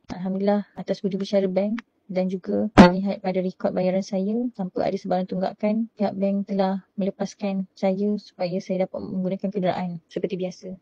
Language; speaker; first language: Malay; native; Malay